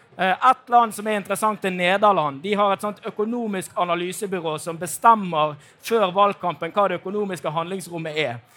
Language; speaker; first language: Norwegian; native; Norwegian